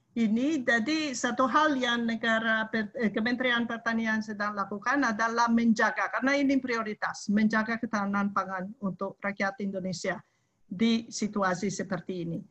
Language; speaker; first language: Indonesian; non-native, fluent; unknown